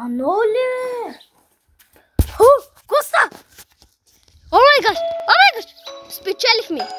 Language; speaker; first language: Bulgarian; non-native, local second language; Turkish